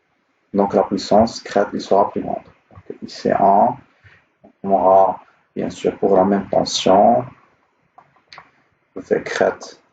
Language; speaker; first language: French; non-native, local second language; Arabic